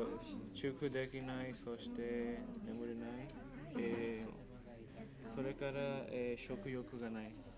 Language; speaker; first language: Japanese; non-native, learner; English